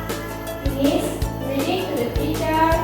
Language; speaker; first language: English; non-native, local second language; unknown